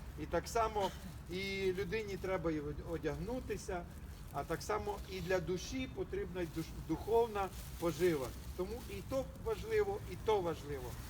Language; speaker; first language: Ukrainian; non-native, local second language; Russian